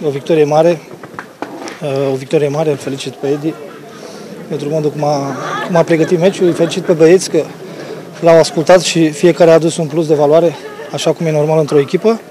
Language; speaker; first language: Romanian; native; Romanian